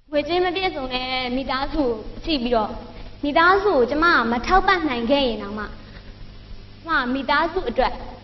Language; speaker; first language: Burmese; native; Burmese